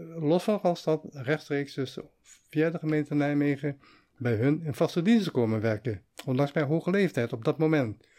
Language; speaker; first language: Dutch; early bilingual, heritage; Dutch